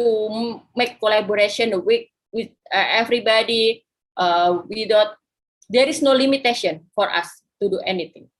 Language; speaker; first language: English; non-native, fluent; Indonesian